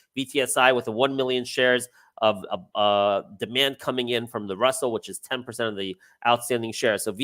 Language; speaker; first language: English; native; English